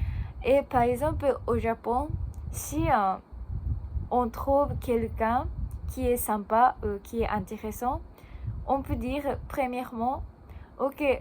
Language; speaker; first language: French; non-native, learner; Japanese